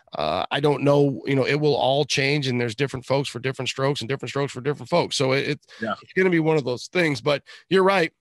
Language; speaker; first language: English; native; English